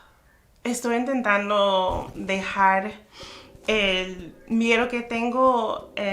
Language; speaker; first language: Spanish; non-native, fluent; English